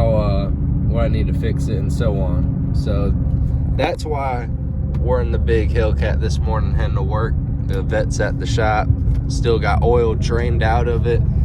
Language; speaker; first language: English; native; English